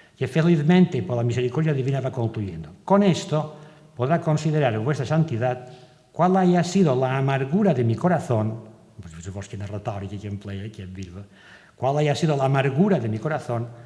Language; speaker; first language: Spanish; non-native, local second language; Catalan